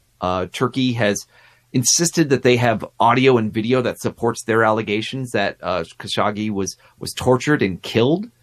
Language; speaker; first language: English; native; English